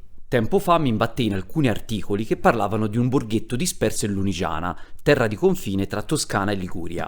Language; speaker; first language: Italian; native; Italian